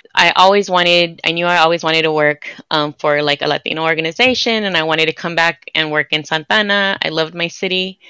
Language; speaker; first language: English; native; English